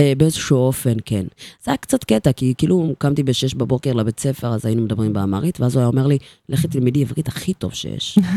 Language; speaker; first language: Hebrew; early bilingual, other home language; Amharic